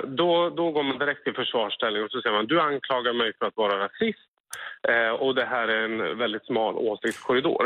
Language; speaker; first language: Swedish; native; Swedish